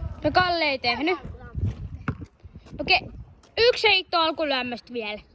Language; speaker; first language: Finnish; native; Finnish